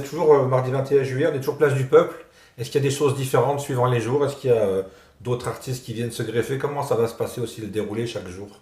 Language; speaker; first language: French; native; French